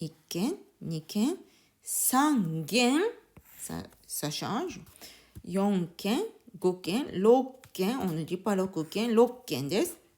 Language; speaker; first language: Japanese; native; Japanese